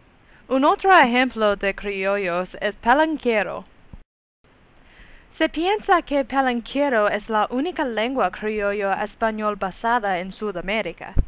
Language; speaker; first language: Spanish; non-native, learner; English